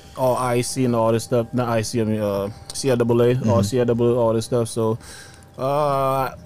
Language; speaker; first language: English; early bilingual, other home language; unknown